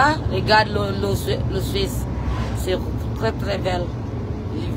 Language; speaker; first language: French; non-native, learner; Filipino